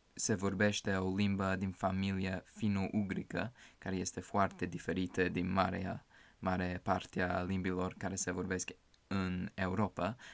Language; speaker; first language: Romanian; non-native, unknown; English